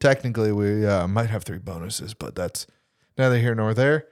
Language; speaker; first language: English; native; English